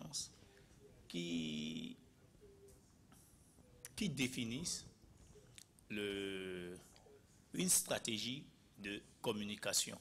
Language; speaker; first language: French; non-native, local second language; Ewe